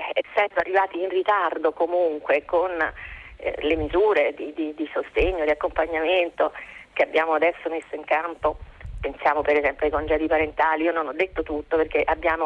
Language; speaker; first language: Italian; native; Italian